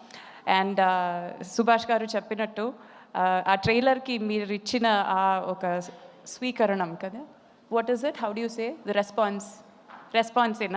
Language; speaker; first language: Telugu; non-native, fluent; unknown